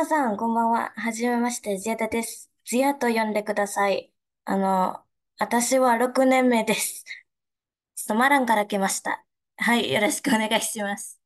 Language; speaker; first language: Japanese; non-native, learner; Indonesian